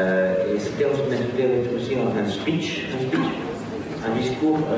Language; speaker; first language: French; non-native, learner; Dutch